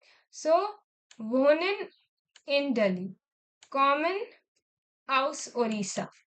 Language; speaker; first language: German; non-native, fluent; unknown